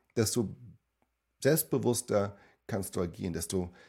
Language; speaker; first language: German; native; German